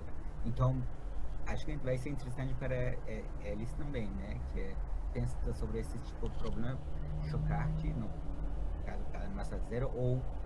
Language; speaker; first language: Portuguese; non-native, fluent; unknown